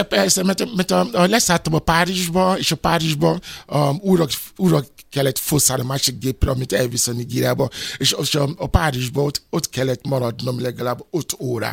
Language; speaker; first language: Hungarian; non-native, fluent; Yoruba